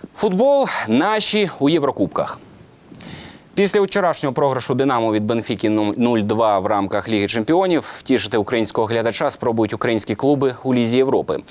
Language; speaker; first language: Ukrainian; native; Ukrainian